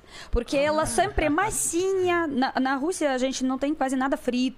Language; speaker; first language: Portuguese; non-native, learner; Russian